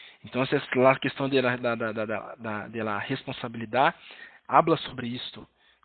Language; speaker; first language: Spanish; non-native, learner; Portuguese